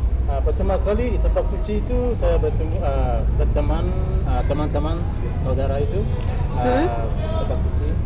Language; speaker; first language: Indonesian; non-native, learner; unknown